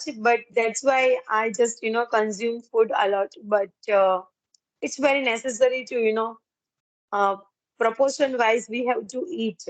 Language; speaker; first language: English; non-native, learner; Gujarati